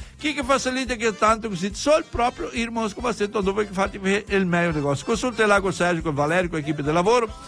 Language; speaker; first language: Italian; early bilingual, heritage; Venetian